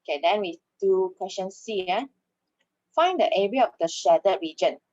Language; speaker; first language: English; non-native, local second language; Malay